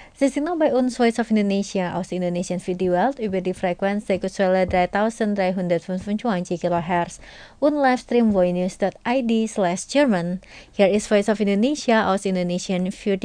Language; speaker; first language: German; non-native, fluent; Indonesian